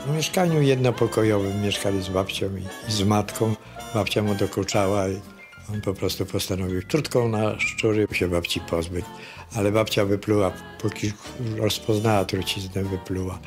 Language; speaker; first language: Polish; native; Polish